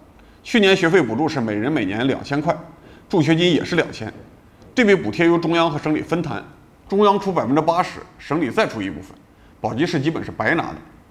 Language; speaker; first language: Chinese; native; Chinese